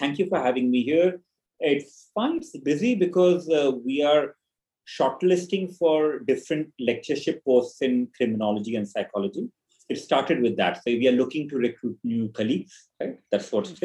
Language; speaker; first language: English; non-native, local second language; Hindi